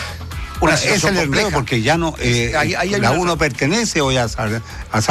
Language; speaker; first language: Spanish; native; Spanish